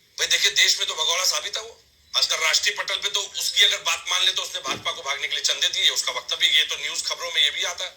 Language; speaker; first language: Hindi; native; Hindi